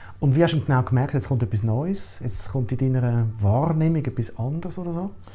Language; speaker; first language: German; native; German